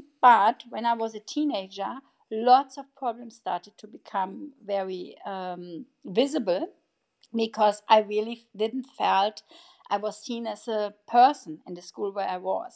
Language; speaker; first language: English; non-native, fluent; German